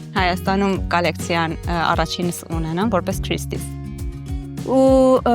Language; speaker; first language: Armenian; early bilingual, heritage; Armenian